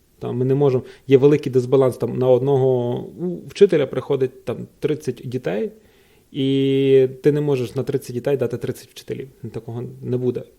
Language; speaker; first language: Ukrainian; native; Ukrainian